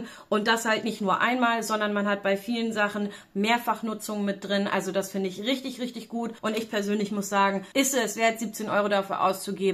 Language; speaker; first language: German; native; German